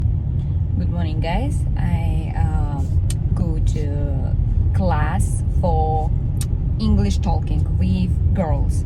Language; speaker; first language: English; non-native, learner; Russian